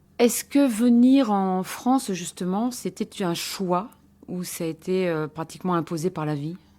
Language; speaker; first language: French; native; French